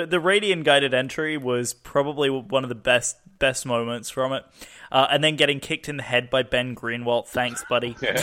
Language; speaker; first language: English; native; English